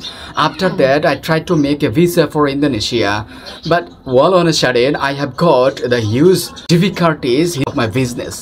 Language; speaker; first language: English; non-native, local second language; Bangla